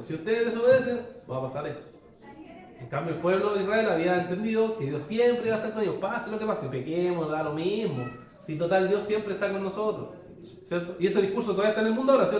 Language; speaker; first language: Spanish; native; Spanish